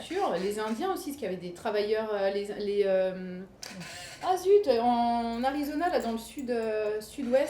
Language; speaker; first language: French; native; French